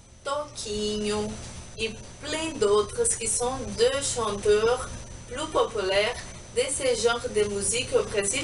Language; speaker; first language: French; non-native, learner; Portuguese